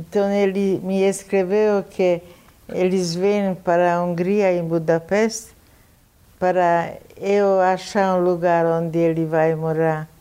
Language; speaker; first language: Portuguese; non-native, fluent; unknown